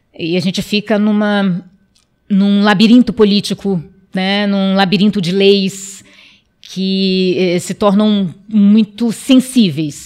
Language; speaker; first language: Portuguese; non-native, local second language; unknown